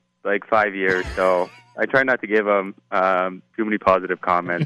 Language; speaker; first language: English; native; English